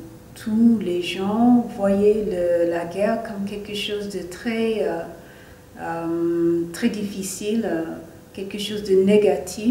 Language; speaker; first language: French; non-native, fluent; English